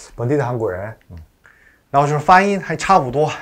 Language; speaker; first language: Chinese; non-native, fluent; Korean